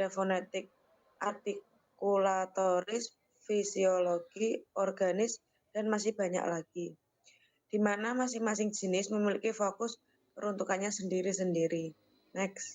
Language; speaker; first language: Indonesian; native; Indonesian